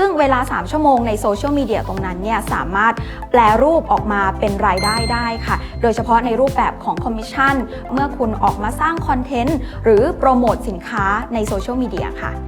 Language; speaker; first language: Thai; native; Thai